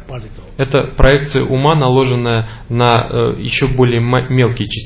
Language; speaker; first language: Russian; native; Russian